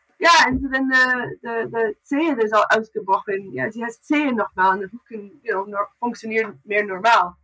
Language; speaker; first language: German; non-native, learner; English